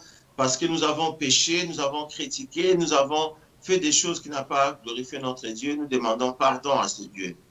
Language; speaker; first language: French; non-native, local second language; Lingala